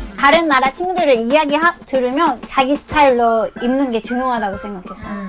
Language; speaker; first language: Korean; non-native, fluent; Japanese